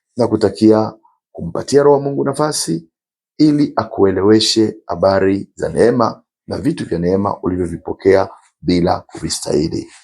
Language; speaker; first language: Swahili; non-native, local second language; Rundi